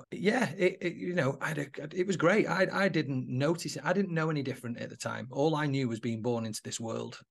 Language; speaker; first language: English; native; English